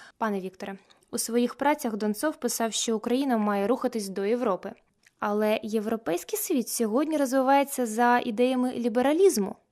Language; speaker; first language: Ukrainian; native; Ukrainian